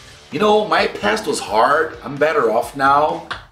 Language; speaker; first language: English; non-native, fluent; Portuguese